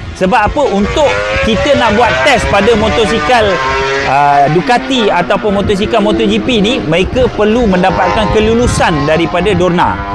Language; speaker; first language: Malay; native; Malay